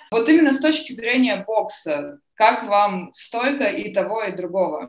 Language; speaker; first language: Russian; native; Russian